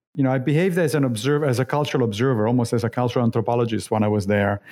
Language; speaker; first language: English; non-native, fluent; Italian